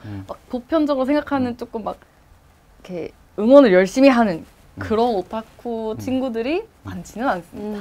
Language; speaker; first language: Korean; native; Korean